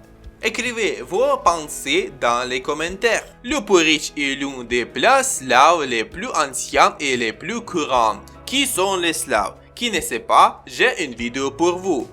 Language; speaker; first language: French; non-native, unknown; Ukrainian